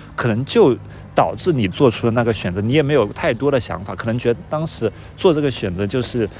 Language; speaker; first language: Chinese; native; Chinese